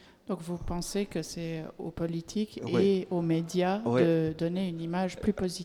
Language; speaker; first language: French; native; French